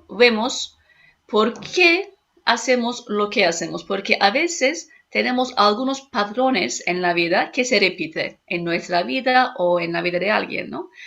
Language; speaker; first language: Spanish; non-native, fluent; Turkish